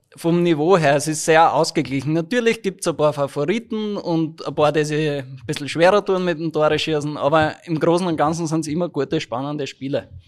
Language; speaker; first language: German; native; German